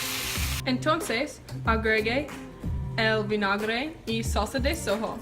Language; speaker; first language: Spanish; non-native, learner; English